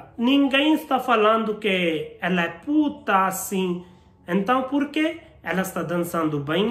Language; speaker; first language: Portuguese; non-native, learner; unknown